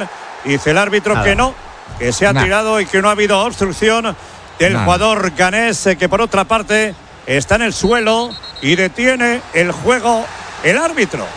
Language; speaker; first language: Spanish; native; Spanish